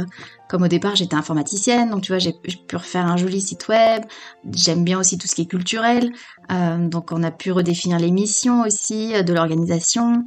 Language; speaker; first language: French; native; French